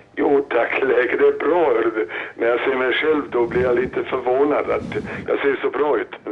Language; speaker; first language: Swedish; non-native, fluent; German